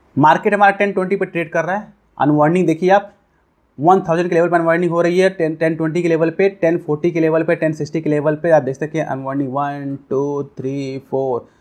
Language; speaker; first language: Hindi; native; Hindi